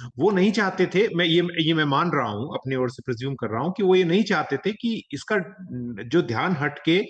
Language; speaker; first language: Hindi; native; Hindi